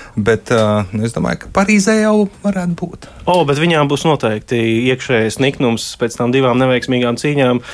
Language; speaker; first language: Latvian; native; Latvian